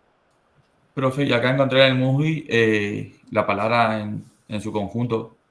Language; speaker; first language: Spanish; native; Spanish